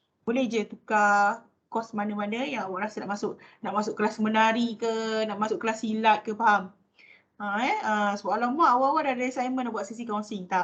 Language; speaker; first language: Malay; native; Malay